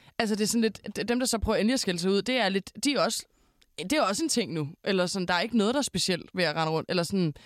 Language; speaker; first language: Danish; native; Danish